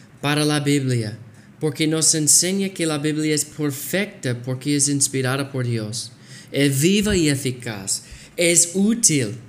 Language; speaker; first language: Spanish; non-native, fluent; English